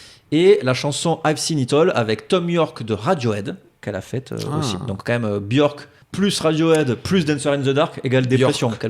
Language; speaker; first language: French; native; French